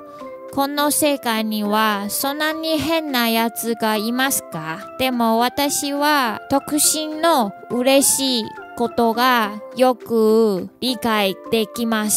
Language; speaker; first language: Japanese; non-native, learner; Chinese